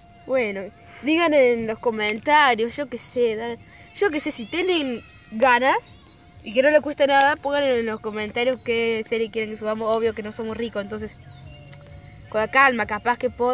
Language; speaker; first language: Spanish; native; Spanish